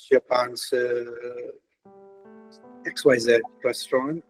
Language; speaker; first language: French; non-native, learner; Hindi